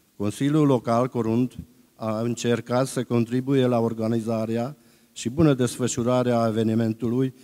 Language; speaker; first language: Romanian; non-native, local second language; Hungarian